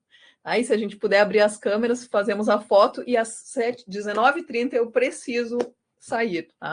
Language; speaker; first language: Portuguese; native; Portuguese